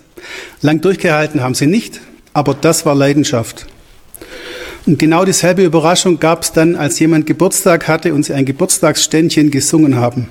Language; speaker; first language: German; native; German